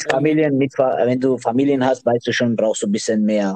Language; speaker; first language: German; non-native, learner; Georgian